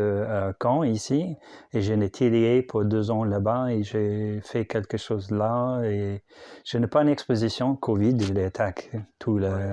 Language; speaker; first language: French; non-native, learner; English